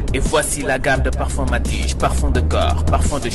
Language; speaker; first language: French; non-native, local second language; Wolof